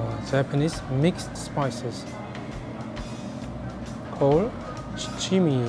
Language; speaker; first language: English; non-native, fluent; Korean